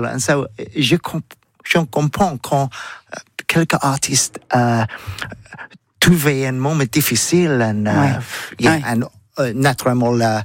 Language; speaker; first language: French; non-native, learner; English